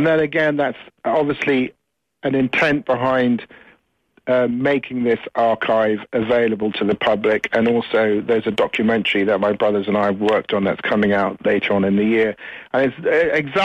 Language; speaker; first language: English; native; English